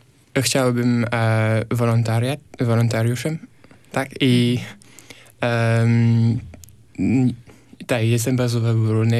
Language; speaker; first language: Polish; non-native, learner; French